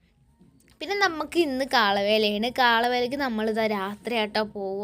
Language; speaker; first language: Malayalam; native; Malayalam